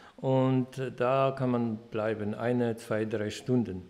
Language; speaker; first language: German; non-native, fluent; Polish